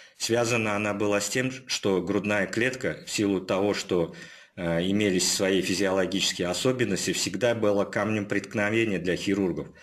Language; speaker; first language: Russian; non-native, local second language; Uzbek